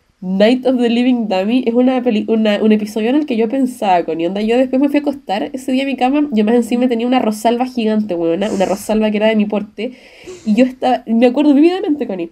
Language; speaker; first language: Spanish; native; Spanish